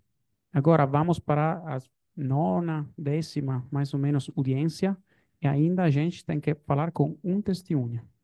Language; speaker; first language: Portuguese; non-native, fluent; Italian